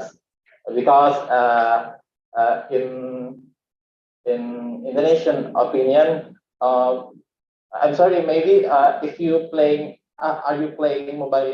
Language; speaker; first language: English; non-native, learner; Indonesian